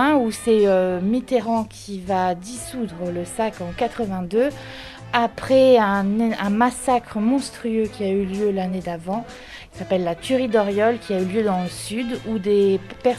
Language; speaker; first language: French; native; French